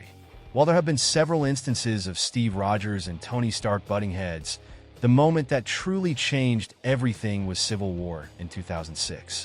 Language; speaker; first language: English; native; English